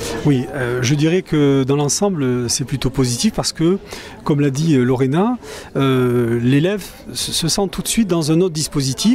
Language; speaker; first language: French; native; French